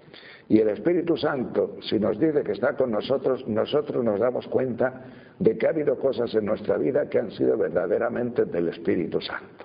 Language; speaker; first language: Spanish; native; Spanish